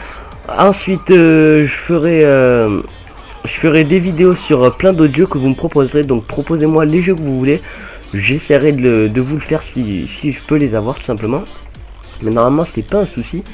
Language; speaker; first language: French; native; French